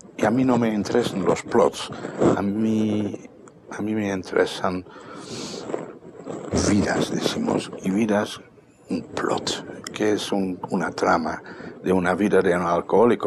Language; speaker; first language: Spanish; non-native, fluent; Dutch